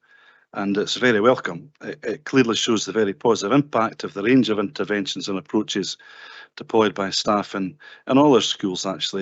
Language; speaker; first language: English; native; English